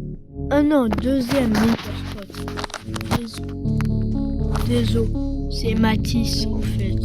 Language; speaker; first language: French; native; French